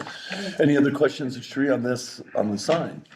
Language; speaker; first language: English; native; English